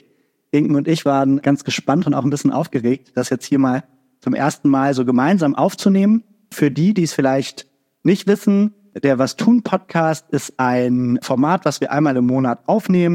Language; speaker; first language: German; native; German